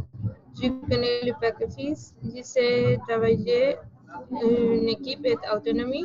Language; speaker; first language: French; non-native, learner; Spanish